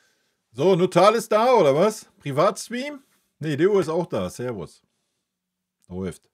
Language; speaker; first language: German; native; German